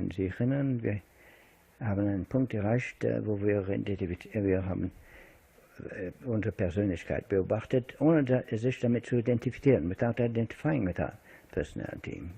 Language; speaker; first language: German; non-native, fluent; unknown